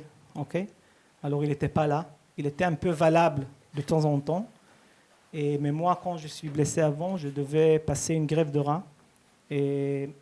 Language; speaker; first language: French; early bilingual, heritage; Hebrew